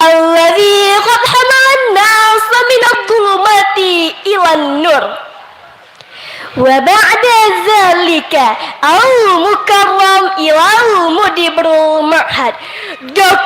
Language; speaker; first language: Arabic; non-native, learner; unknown